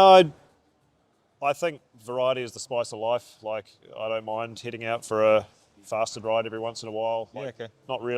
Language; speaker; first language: English; native; English